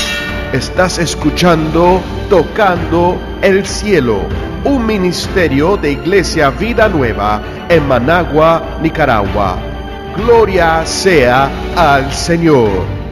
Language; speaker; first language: Spanish; native; Spanish